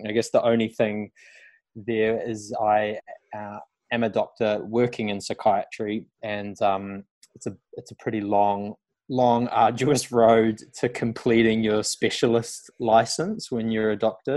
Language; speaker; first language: English; native; English